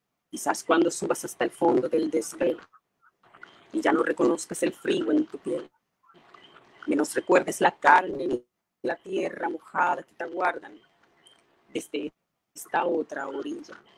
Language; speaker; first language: Spanish; native; Spanish